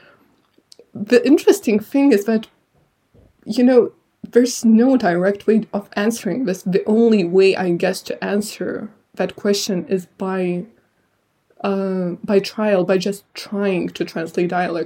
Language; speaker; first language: English; non-native, fluent; Lithuanian